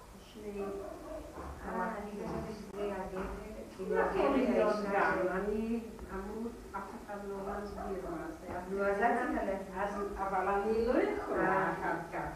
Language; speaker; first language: Hebrew; non-native, fluent; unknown